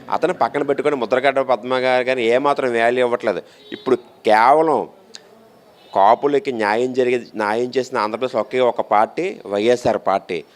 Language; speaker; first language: Telugu; native; Telugu